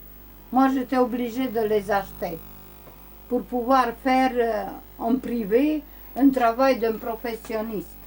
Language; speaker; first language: French; non-native, learner; Romanian